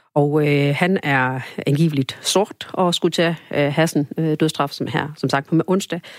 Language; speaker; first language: Danish; early bilingual, other home language; Tamil